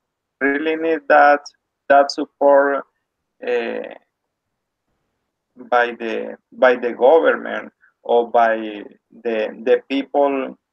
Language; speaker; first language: English; non-native, learner; Spanish